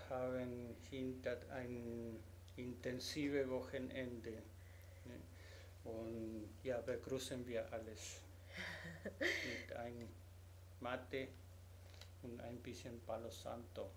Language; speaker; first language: German; non-native, learner; Spanish